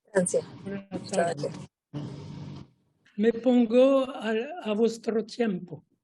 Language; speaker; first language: Spanish; non-native, fluent; French